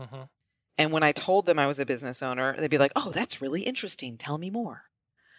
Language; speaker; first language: English; native; English